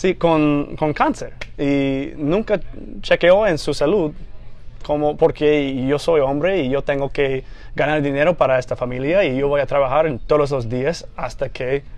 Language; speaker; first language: Spanish; non-native, fluent; English